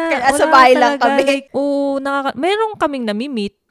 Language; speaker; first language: Filipino; native; Filipino